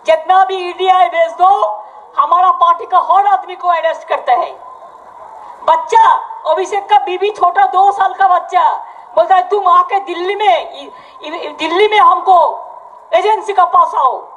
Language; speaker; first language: Hindi; non-native, local second language; Bangla